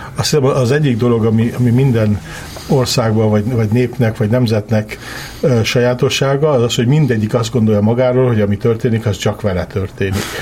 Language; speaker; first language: Hungarian; early bilingual, heritage; Hungarian